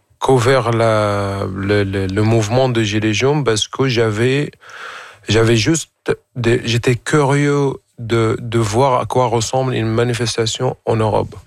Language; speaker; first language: French; non-native, fluent; Arabic